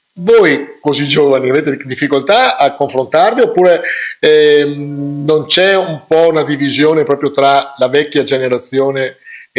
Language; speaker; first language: Italian; native; Italian